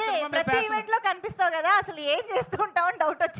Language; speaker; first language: Telugu; native; Telugu